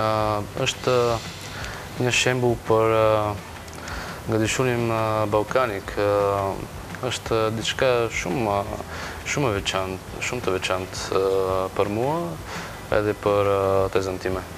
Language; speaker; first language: Albanian; non-native, learner; Bulgarian